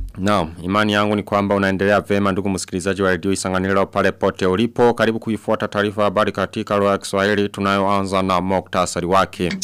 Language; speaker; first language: Swahili; non-native, local second language; Rundi